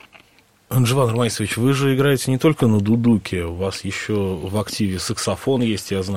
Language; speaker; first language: Russian; native; Russian